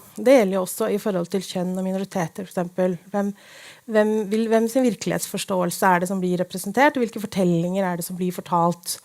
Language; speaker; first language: Norwegian; native; Norwegian